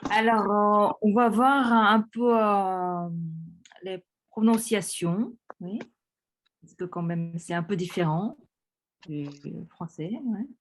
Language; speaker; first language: French; early bilingual, other home language; Korean